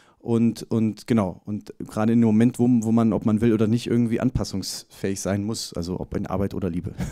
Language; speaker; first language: German; native; German